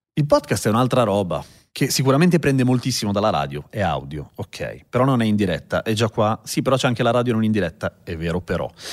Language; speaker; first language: Italian; native; Italian